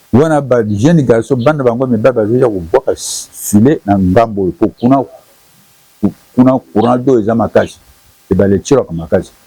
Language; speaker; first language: Lingala; native; Lingala